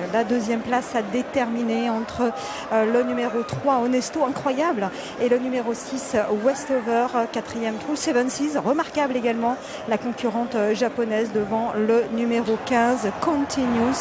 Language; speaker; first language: French; native; French